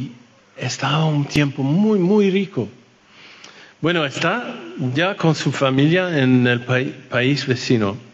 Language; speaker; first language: Spanish; non-native, fluent; French